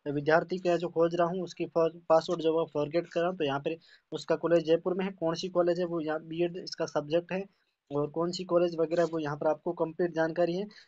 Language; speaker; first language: Hindi; native; Hindi